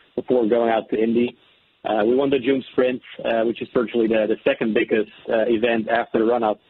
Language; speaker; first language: English; non-native, fluent; Dutch